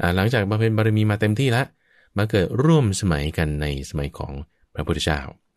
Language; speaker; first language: Thai; native; Thai